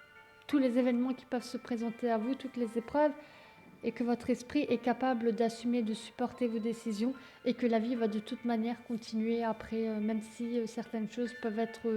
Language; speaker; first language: French; native; French